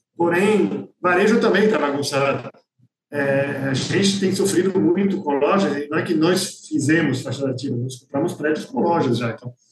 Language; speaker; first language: Portuguese; non-native, fluent; French